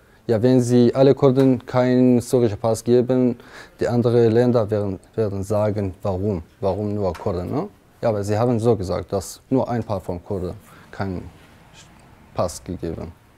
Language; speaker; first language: German; non-native, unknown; Kurdish